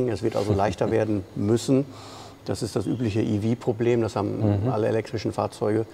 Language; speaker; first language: German; native; German